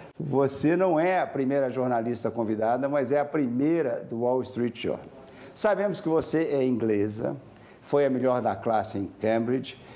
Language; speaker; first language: Portuguese; native; Portuguese